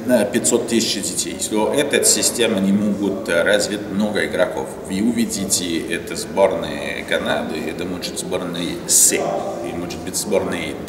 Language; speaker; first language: Russian; non-native, learner; French